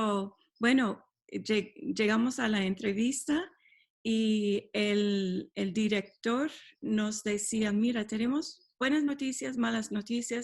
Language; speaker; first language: Spanish; non-native, fluent; English